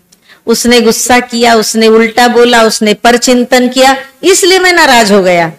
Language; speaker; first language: Hindi; native; Hindi